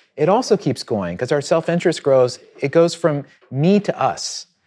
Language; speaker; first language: English; native; English